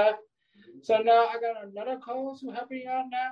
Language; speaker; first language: English; native; English